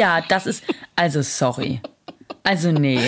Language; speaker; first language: German; native; German